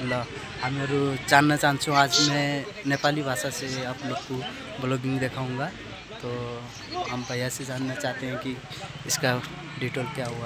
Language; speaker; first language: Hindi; non-native, learner; Nepali